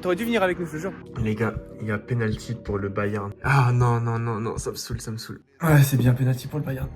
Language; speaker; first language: French; native; French